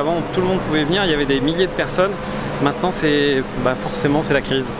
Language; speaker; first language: French; native; French